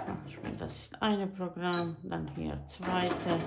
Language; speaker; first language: German; non-native, fluent; Croatian